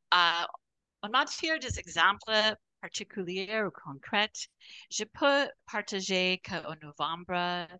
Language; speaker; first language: French; non-native, fluent; English